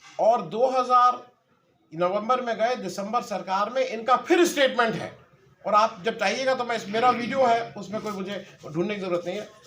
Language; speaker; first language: Hindi; native; Hindi